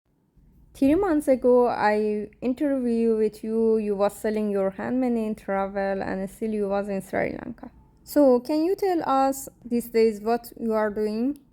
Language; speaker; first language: English; non-native, learner; Persian